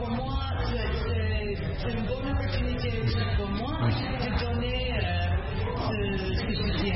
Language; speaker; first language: French; non-native, fluent; English